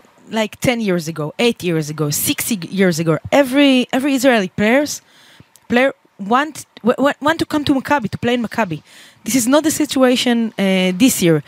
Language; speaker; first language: English; non-native, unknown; Hebrew